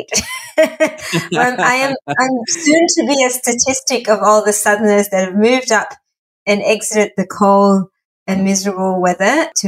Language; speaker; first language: English; native; English